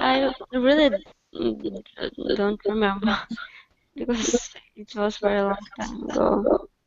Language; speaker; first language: English; non-native, learner; Russian